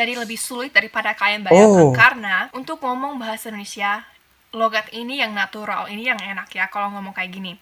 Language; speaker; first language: Indonesian; non-native, fluent; English